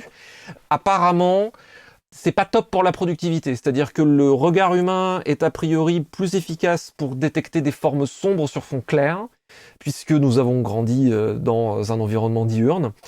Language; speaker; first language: French; native; French